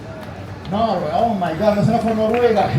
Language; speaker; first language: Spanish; non-native, fluent; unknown